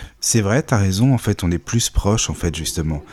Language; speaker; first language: French; native; French